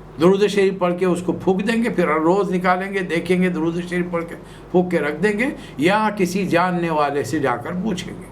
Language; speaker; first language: Urdu; native; Urdu